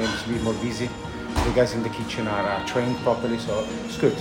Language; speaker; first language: English; non-native, fluent; Italian